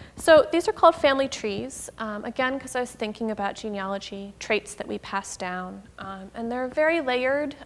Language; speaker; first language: English; native; English